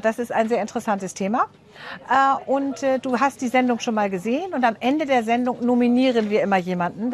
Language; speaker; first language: German; native; German